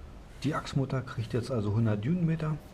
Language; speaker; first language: German; native; German